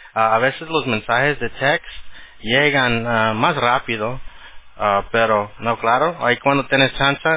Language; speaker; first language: Spanish; early bilingual, heritage; Spanish